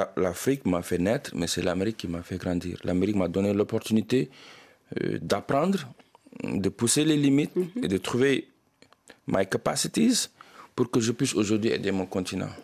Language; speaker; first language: French; non-native, local second language; Wolof